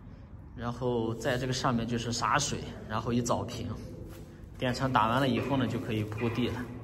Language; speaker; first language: Chinese; native; Chinese